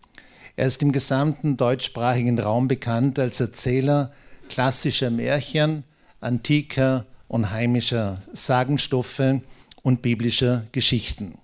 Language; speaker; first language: German; native; German